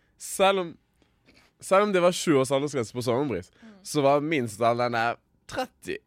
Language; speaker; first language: Norwegian; early bilingual, other home language; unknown